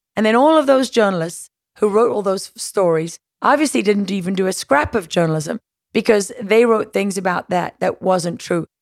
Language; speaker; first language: English; native; English